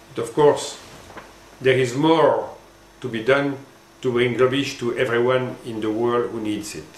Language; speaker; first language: English; non-native, fluent; French